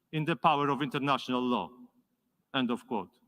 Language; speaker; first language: English; non-native, fluent; Polish